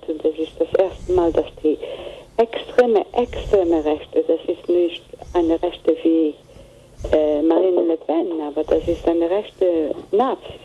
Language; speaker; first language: German; non-native, fluent; Greek